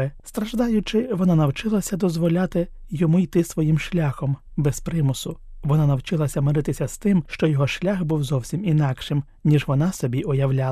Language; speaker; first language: Ukrainian; native; Ukrainian